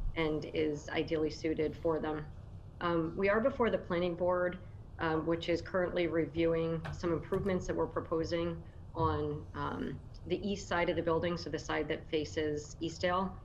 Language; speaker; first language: English; native; English